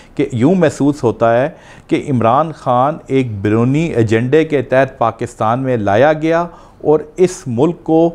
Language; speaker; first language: Urdu; non-native, local second language; Punjabi